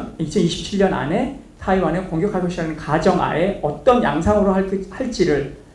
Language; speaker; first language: Korean; native; Korean